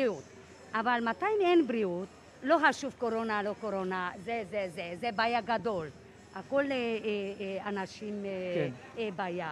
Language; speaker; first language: Hebrew; non-native, learner; Hungarian